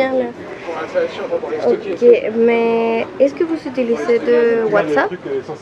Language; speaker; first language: French; non-native, learner; Spanish